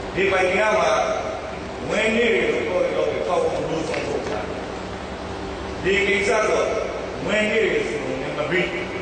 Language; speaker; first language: Burmese; native; Burmese